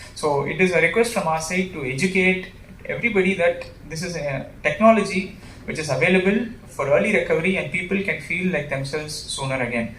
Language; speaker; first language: English; non-native, local second language; Tamil